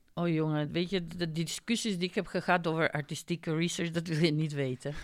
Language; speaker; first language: Dutch; non-native, fluent; Macedonian